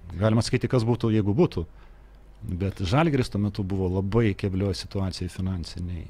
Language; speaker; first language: Lithuanian; native; Lithuanian